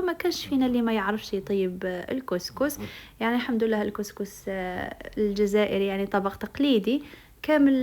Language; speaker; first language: Arabic; native; Arabic